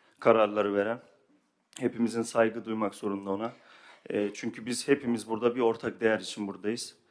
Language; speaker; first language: Turkish; early bilingual, heritage; Turkish